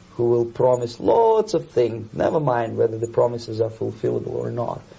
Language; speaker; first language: English; native; English